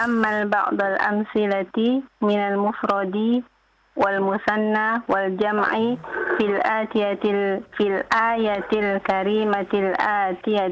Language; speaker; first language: Arabic; non-native, learner; Indonesian